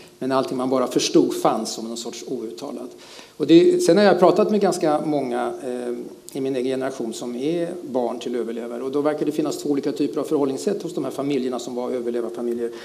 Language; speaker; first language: Swedish; early bilingual, other home language; German